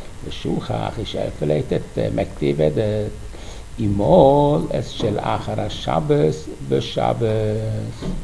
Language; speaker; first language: Hungarian; non-native, fluent; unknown